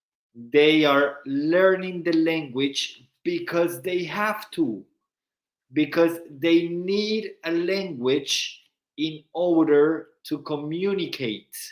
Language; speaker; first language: English; non-native, fluent; Spanish